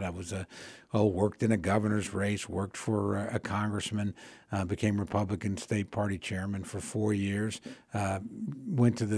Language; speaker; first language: English; native; English